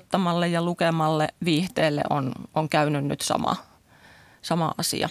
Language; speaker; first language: Finnish; native; Finnish